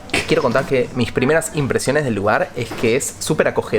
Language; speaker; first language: Spanish; native; Spanish